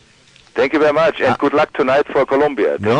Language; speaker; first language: English; non-native, fluent; German